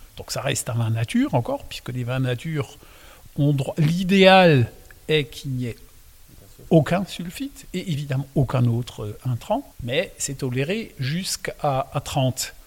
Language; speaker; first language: French; non-native, local second language; Swiss German